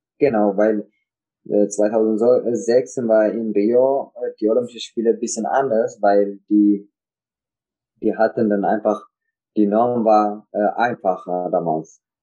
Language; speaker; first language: German; non-native, learner; Tigrinya